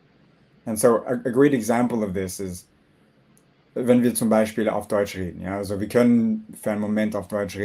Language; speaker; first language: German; non-native, fluent; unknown